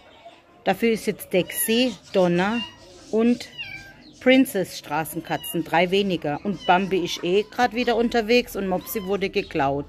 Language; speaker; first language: German; native; German